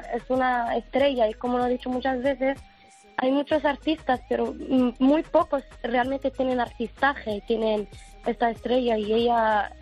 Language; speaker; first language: Spanish; non-native, fluent; Arabic